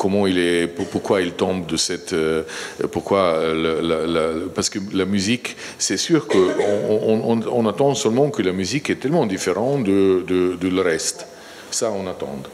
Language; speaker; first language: French; non-native, fluent; Slovenian